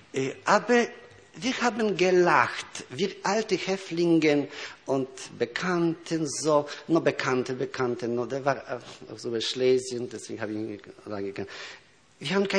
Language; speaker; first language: German; non-native, fluent; Polish